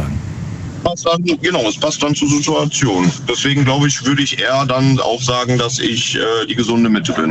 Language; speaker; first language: German; native; German